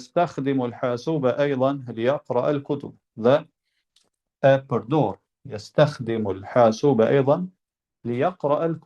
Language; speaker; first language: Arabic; non-native, fluent; Albanian